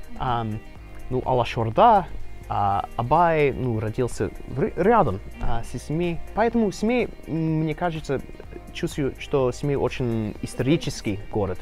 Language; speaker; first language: Russian; non-native, learner; English